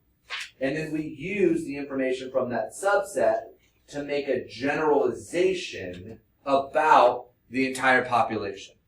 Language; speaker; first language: English; native; English